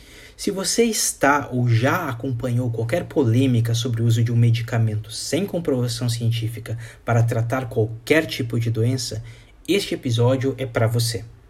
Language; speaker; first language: Portuguese; native; Portuguese